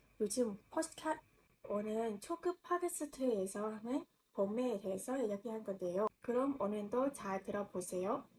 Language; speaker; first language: Korean; non-native, learner; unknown